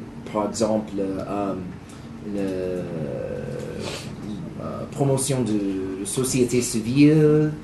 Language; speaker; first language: French; non-native, learner; English